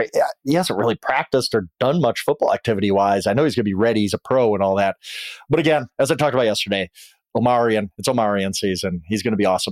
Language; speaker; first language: English; native; English